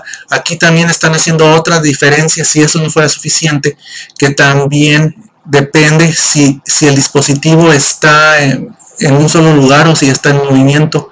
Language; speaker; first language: Spanish; native; Spanish